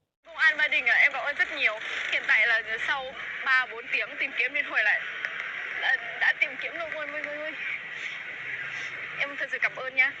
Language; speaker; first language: Vietnamese; non-native, fluent; Lao